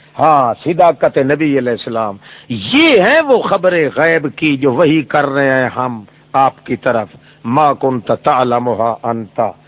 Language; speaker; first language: Urdu; non-native, local second language; Saraiki